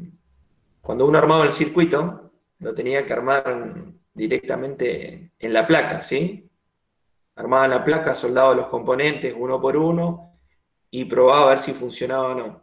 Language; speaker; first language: Spanish; native; Spanish